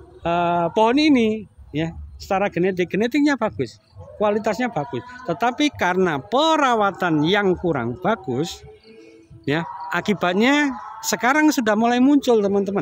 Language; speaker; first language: Indonesian; native; Indonesian